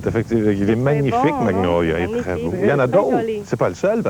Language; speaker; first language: French; native; French